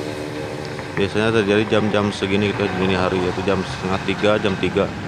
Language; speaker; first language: Indonesian; native; Indonesian